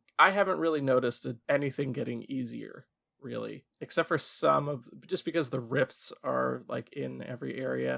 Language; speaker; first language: English; native; English